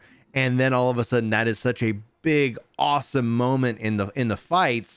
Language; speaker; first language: English; native; English